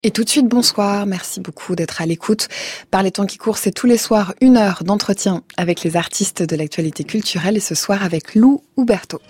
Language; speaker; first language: French; native; French